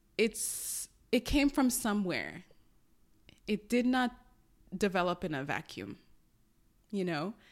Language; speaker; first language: English; early bilingual, other home language; Yoruba